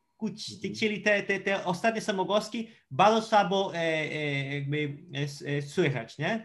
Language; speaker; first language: Polish; non-native, fluent; Portuguese